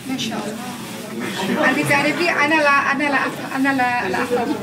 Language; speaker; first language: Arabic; non-native, learner; Indonesian